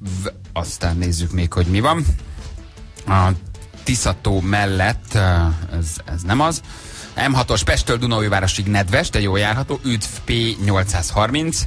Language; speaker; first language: Hungarian; native; Hungarian